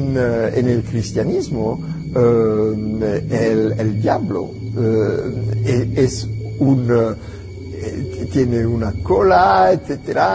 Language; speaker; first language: Spanish; non-native, fluent; French